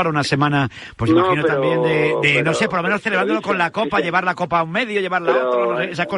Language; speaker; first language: Spanish; native; Spanish